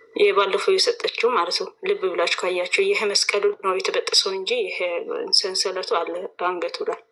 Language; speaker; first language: Amharic; early bilingual, heritage; Amharic